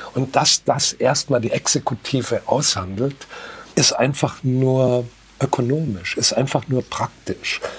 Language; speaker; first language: German; native; German